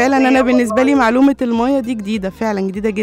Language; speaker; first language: Arabic; native; Arabic